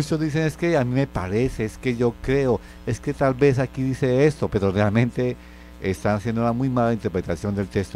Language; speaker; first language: Spanish; native; Spanish